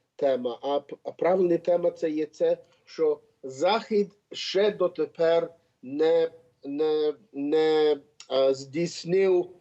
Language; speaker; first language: Ukrainian; early bilingual, heritage; Ukrainian